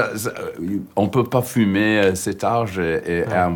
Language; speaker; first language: French; non-native, fluent; English